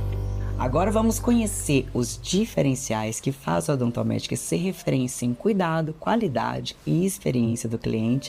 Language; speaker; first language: Portuguese; native; Portuguese